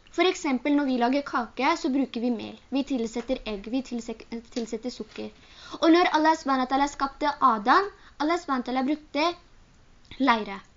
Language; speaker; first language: Norwegian; early bilingual, other home language; Urdu